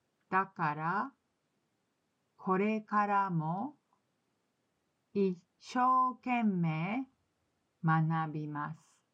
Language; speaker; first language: Japanese; non-native, learner; English